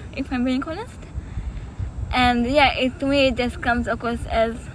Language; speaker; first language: English; non-native, fluent; Hungarian